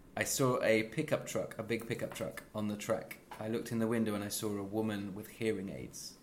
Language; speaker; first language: English; native; English